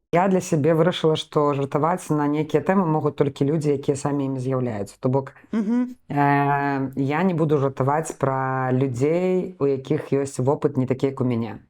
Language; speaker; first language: Belarusian; non-native, local second language; Russian